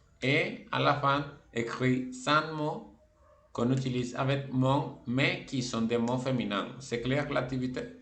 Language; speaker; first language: French; non-native, fluent; Spanish